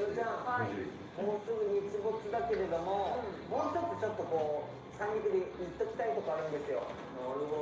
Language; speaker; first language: Japanese; native; Japanese